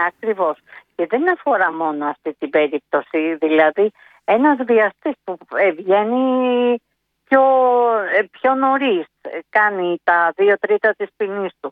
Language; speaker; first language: Greek; native; Greek